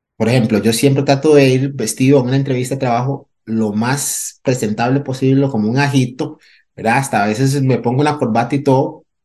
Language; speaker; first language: Spanish; non-native, local second language; Jamaican Creole English